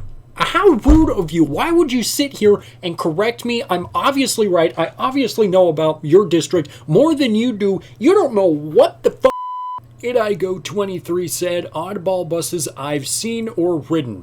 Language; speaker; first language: English; native; English